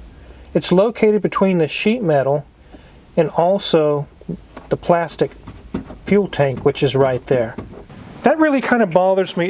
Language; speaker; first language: English; native; English